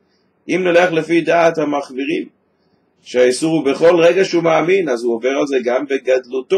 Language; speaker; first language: Hebrew; native; Hebrew